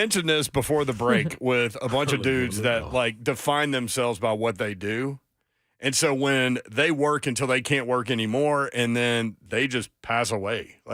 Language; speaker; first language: English; native; English